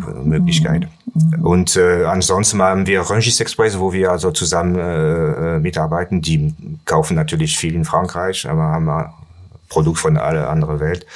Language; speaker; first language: German; non-native, learner; French